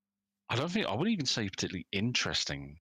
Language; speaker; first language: English; native; English